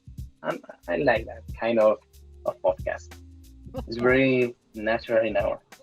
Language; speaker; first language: English; non-native, fluent; Spanish